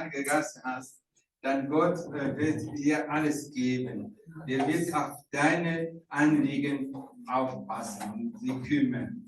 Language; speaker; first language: German; non-native, fluent; Rundi